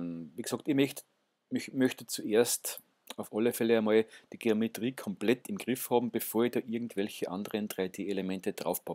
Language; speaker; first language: German; native; German